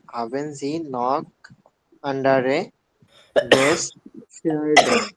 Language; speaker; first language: German; non-native, learner; Bangla